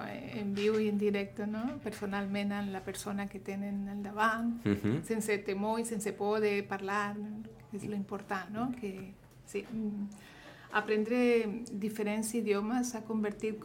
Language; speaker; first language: Catalan; non-native, local second language; Spanish